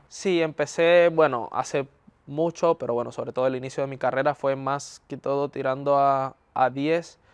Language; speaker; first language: Spanish; native; Spanish